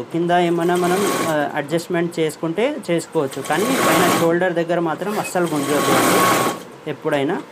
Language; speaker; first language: Telugu; non-native, fluent; Urdu